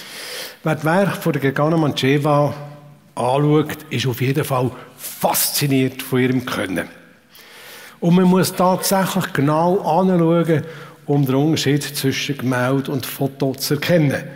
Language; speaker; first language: German; native; German